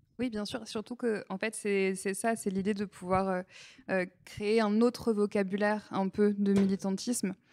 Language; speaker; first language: French; native; French